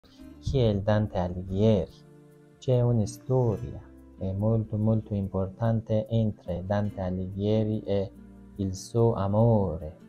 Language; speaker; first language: Italian; non-native, learner; Persian